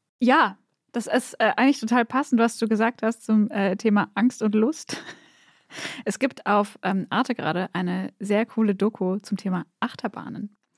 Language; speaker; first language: German; native; German